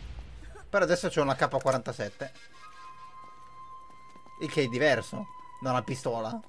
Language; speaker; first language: Italian; native; Italian